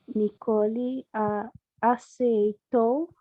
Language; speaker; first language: Portuguese; non-native, learner; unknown